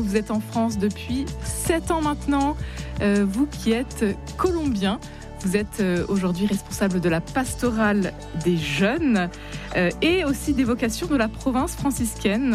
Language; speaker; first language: French; native; French